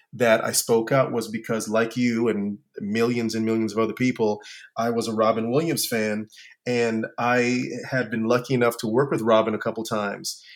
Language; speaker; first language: English; native; English